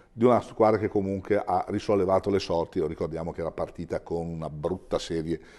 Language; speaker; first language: Italian; native; Italian